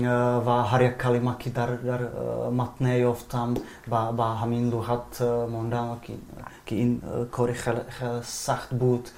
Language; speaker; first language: Persian; non-native, fluent; Czech